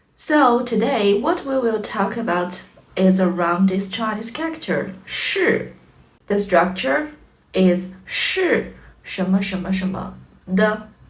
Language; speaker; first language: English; non-native, fluent; Chinese